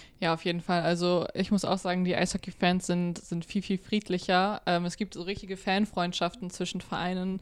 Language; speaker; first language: German; native; German